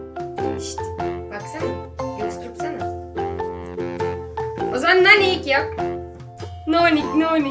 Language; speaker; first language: Turkish; native; Turkish